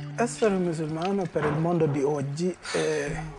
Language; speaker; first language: Italian; non-native, fluent; Wolof